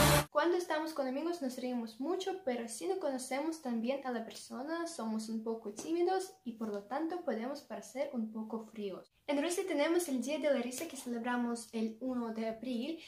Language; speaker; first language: Spanish; non-native, learner; Russian